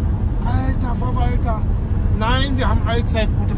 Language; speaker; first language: German; native; German